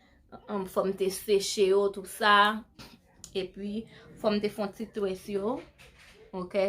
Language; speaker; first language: French; non-native, local second language; Haitian Creole